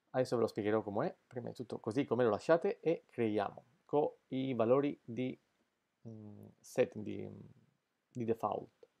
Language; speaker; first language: Italian; non-native, fluent; Spanish